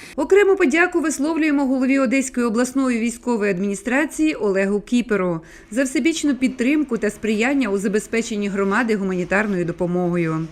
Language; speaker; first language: Ukrainian; native; Ukrainian